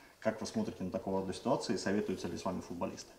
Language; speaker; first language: Russian; native; Russian